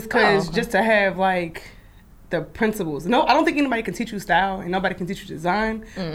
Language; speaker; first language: English; native; English